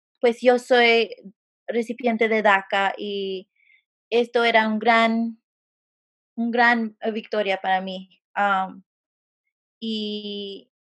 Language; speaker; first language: Spanish; early bilingual, heritage; Spanish